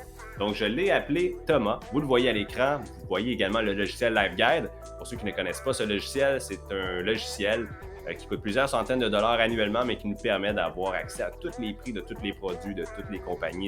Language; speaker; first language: French; native; French